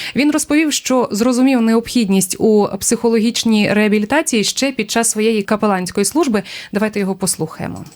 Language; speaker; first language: Ukrainian; native; Ukrainian